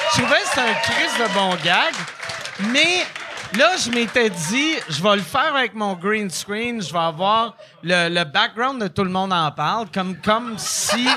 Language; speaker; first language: French; native; French